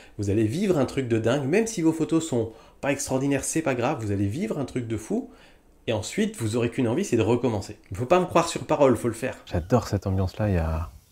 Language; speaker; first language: French; native; French